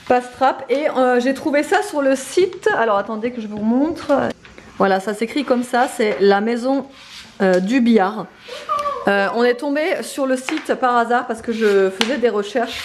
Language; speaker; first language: French; native; French